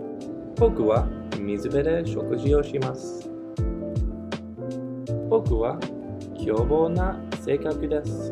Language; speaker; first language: Japanese; non-native, learner; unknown